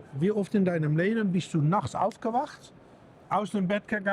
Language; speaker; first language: German; native; German